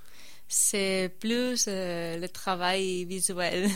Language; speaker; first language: French; non-native, fluent; Spanish